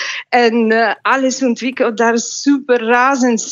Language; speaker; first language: Dutch; non-native, fluent; Bulgarian